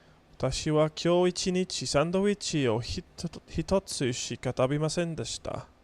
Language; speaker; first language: Japanese; non-native, learner; English